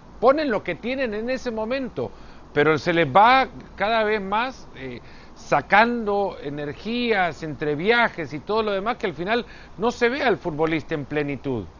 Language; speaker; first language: Spanish; native; Spanish